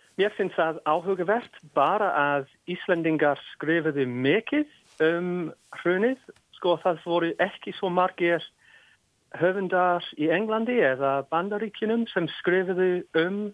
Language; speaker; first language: Icelandic; non-native, fluent; English